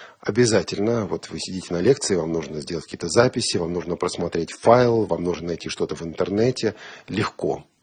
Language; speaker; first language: Russian; native; Russian